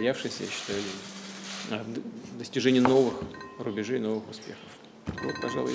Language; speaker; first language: Russian; native; Russian